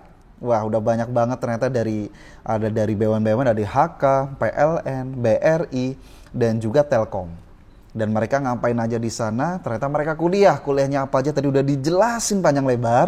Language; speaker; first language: Indonesian; native; Indonesian